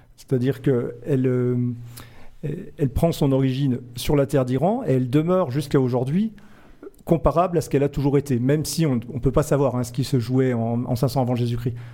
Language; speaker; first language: French; native; French